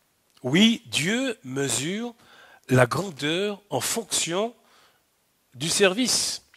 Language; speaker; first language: French; native; French